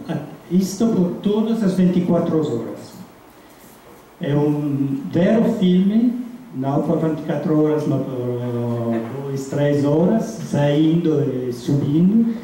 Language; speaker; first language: Portuguese; non-native, fluent; Italian